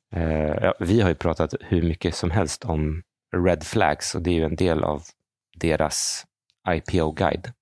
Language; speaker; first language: Swedish; native; Swedish